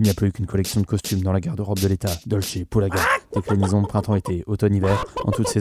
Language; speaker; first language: French; native; French